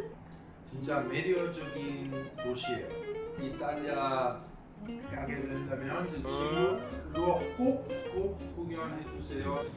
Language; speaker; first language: Korean; non-native, learner; Italian